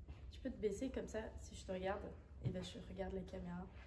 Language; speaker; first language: French; native; French